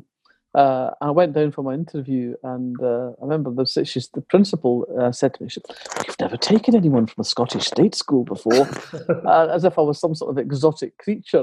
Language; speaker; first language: English; native; English